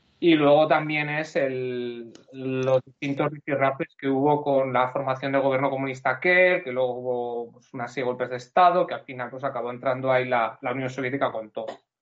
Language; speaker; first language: Spanish; native; Spanish